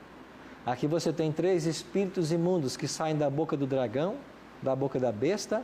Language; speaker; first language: Portuguese; native; Portuguese